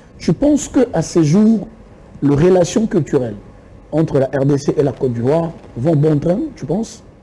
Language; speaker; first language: French; non-native, local second language; Lingala